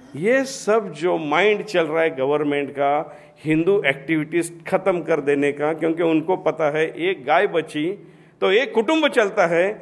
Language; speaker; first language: Hindi; non-native, local second language; Marathi